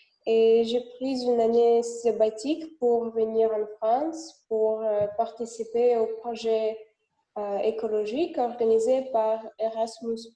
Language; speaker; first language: French; non-native, learner; Russian